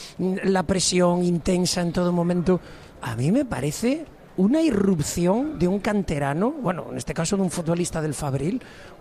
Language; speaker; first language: Spanish; native; Spanish